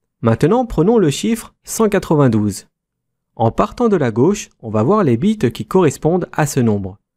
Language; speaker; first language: French; native; French